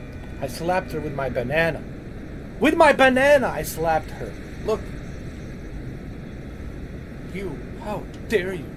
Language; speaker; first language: English; native; English